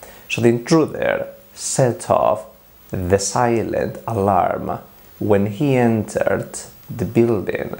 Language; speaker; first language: English; non-native, fluent; Spanish